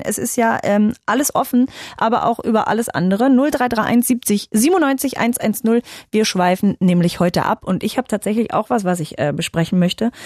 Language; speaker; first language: German; native; German